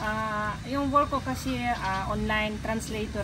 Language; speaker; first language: Filipino; non-native, fluent; Russian